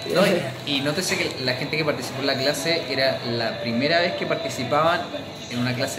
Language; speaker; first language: Spanish; native; Spanish